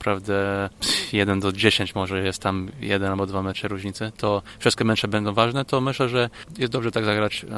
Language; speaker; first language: Polish; non-native, fluent; English